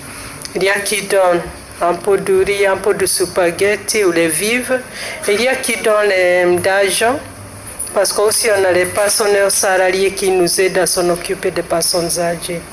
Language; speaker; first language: French; non-native, fluent; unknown